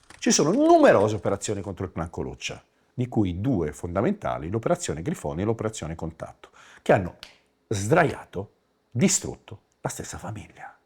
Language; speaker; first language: Italian; native; Italian